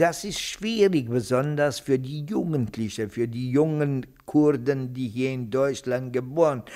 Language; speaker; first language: German; non-native, fluent; Kurdish